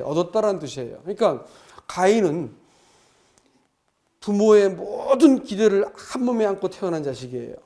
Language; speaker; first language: Korean; native; Korean